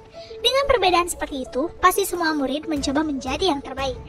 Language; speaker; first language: Indonesian; native; Indonesian